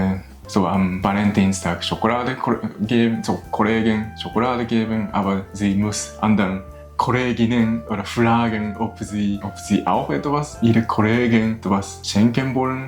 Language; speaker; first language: German; non-native, learner; Japanese